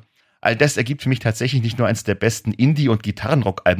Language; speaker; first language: German; native; German